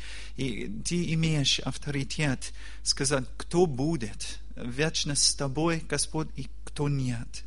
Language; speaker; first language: Russian; non-native, learner; English